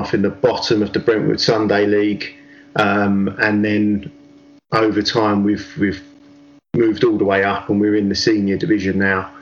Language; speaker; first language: English; native; English